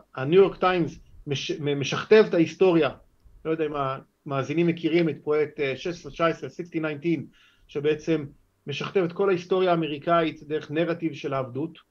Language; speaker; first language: Hebrew; native; Hebrew